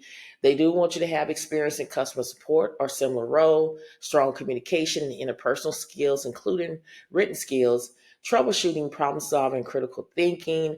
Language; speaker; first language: English; native; English